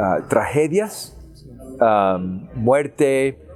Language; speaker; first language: Spanish; early bilingual, heritage; English